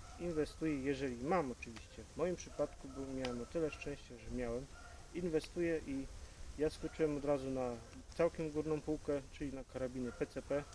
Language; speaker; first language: Polish; native; Polish